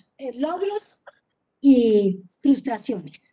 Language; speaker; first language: Spanish; native; Spanish